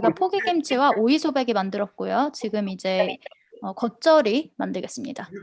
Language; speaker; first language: Korean; native; Korean